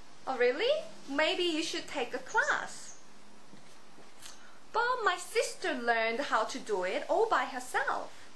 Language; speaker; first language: English; non-native, fluent; Korean